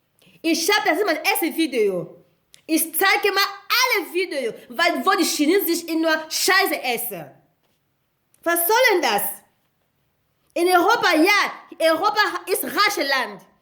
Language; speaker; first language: German; non-native, learner; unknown